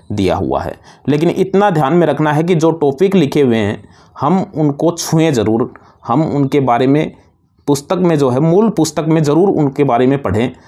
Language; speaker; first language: Hindi; native; Hindi